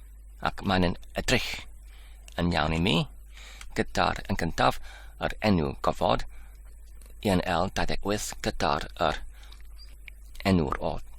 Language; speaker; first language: Welsh; non-native, fluent; English